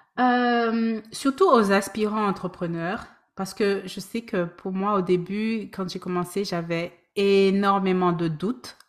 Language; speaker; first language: French; native; French